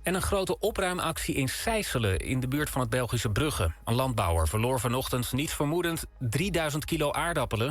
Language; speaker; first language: Dutch; native; Dutch